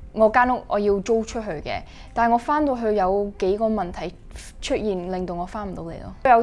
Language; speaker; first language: Cantonese; early bilingual, heritage; Cantonese